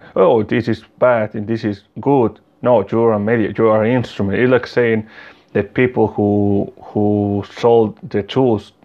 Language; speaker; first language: English; non-native, learner; Spanish